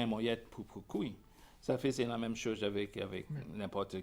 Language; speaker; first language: French; non-native, local second language; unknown